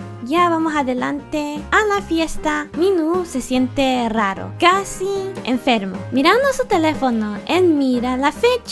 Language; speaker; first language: Spanish; non-native, learner; English